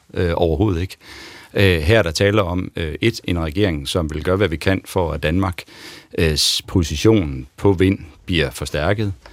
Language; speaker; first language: Danish; native; Danish